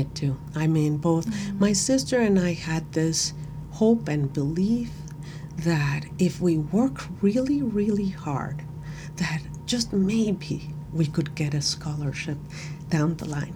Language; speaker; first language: English; non-native, fluent; Spanish